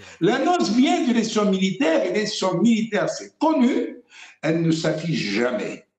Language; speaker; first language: French; non-native, local second language; Arabic